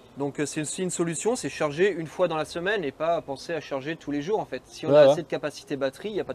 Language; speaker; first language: French; native; French